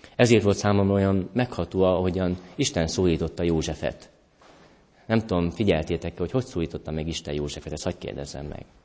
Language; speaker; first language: Hungarian; native; Hungarian